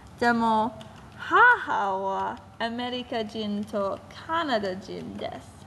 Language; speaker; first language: Japanese; non-native, learner; English